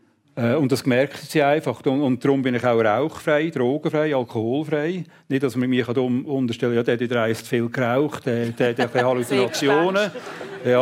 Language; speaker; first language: German; native; German